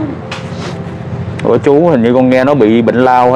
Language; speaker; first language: Vietnamese; native; Vietnamese